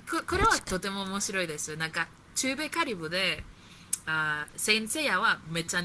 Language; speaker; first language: Japanese; non-native, learner; Spanish